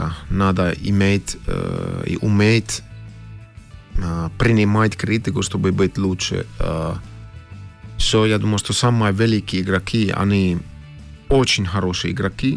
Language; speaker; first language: Russian; non-native, fluent; Finnish